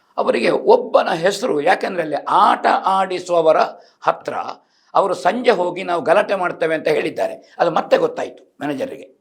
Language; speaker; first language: Kannada; native; Kannada